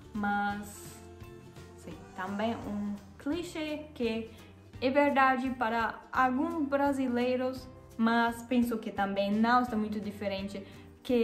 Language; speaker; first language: Portuguese; non-native, learner; German